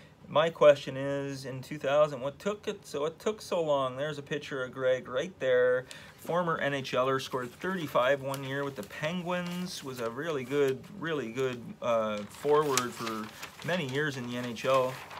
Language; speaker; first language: English; native; English